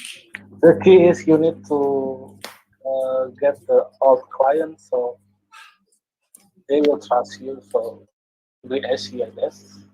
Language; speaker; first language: English; non-native, learner; Indonesian